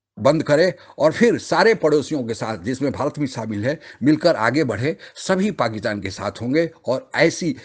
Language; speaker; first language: Hindi; native; Hindi